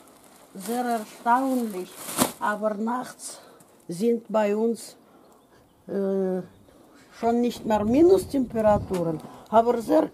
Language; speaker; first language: German; non-native, fluent; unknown